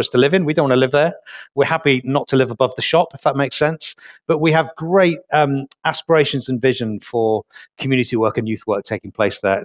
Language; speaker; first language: English; native; English